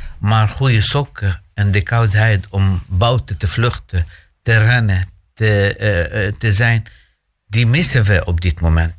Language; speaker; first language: Dutch; non-native, fluent; Arabic